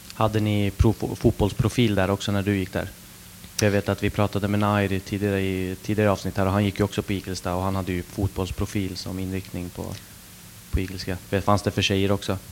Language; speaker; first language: Swedish; native; Swedish